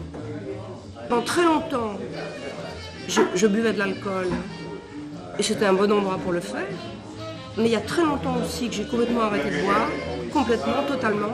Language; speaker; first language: French; native; French